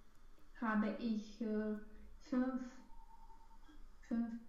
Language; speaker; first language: German; non-native, learner; Romanian